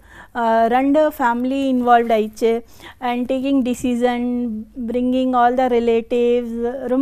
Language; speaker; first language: Tamil; non-native, learner; Hindi